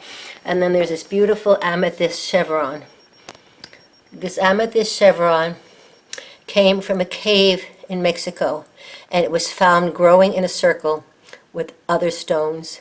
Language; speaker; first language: English; native; English